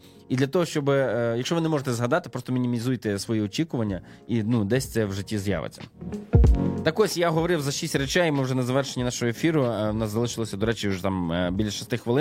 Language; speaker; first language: Ukrainian; native; Ukrainian